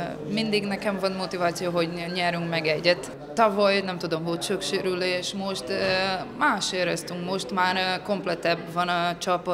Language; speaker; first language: Hungarian; non-native, learner; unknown